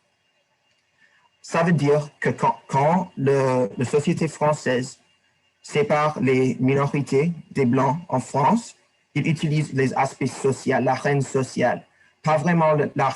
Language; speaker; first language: French; non-native, learner; English